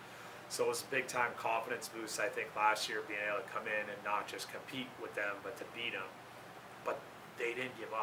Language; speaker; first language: English; native; English